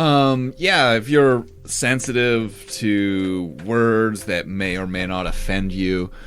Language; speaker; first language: English; native; English